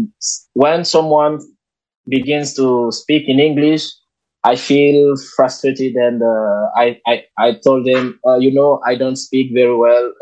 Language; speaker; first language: English; non-native, learner; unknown